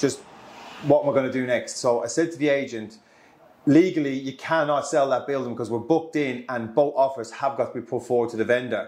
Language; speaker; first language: English; native; English